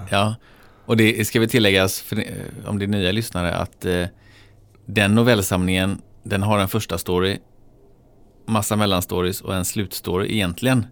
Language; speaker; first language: Swedish; native; Swedish